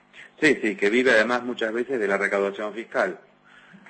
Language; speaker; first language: Spanish; native; Spanish